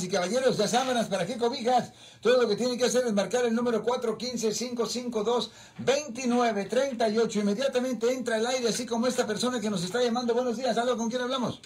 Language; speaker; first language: Spanish; native; Spanish